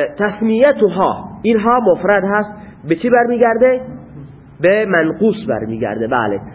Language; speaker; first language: Persian; non-native, local second language; Baluchi